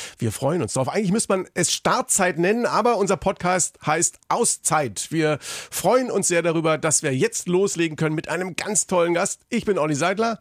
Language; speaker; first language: German; native; German